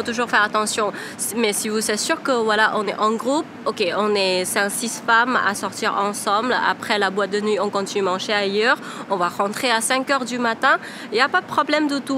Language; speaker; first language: French; non-native, fluent; Thai